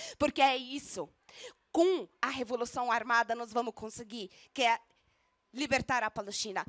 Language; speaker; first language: Portuguese; non-native, fluent; Arabic